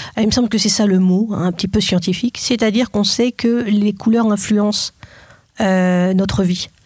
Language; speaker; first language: French; native; French